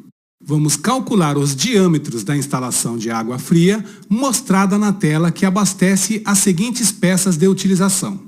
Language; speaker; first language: Portuguese; native; Portuguese